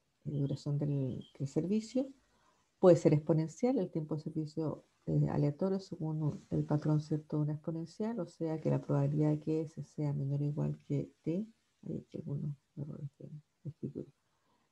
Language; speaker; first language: Spanish; native; Spanish